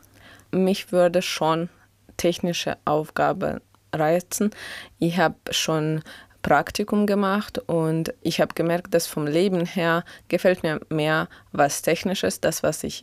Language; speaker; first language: German; non-native, fluent; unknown